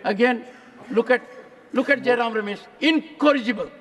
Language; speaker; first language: English; non-native, local second language; Hindi